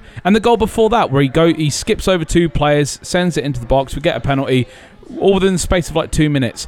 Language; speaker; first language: English; native; English